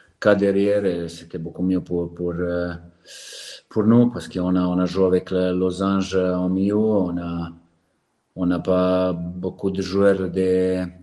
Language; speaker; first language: French; non-native, learner; Serbian